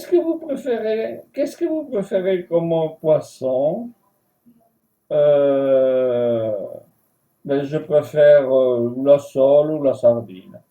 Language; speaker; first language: French; non-native, fluent; Spanish